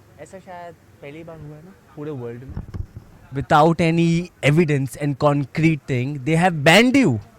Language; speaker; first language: Hindi; native; Hindi